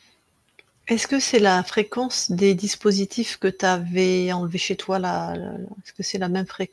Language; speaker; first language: French; native; French